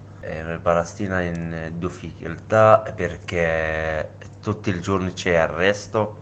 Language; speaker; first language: Italian; non-native, learner; Arabic